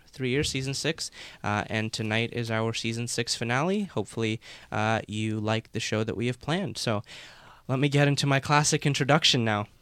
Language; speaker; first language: English; native; English